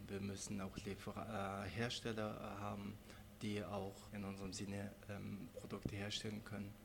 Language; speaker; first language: German; non-native, fluent; Mongolian